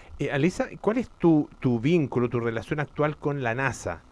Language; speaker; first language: Spanish; native; Spanish